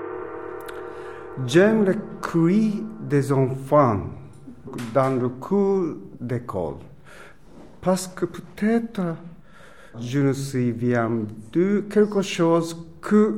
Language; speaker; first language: French; non-native, learner; Japanese